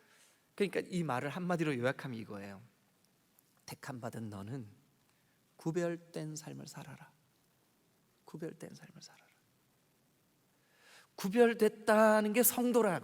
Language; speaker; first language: Korean; native; Korean